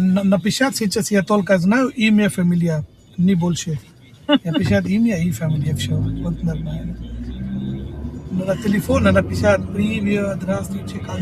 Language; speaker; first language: Russian; non-native, learner; Hindi